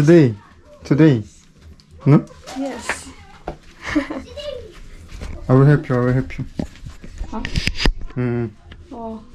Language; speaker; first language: English; non-native, learner; Korean